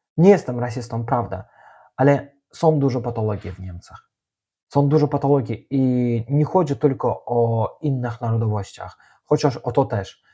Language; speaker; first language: Polish; non-native, fluent; Azerbaijani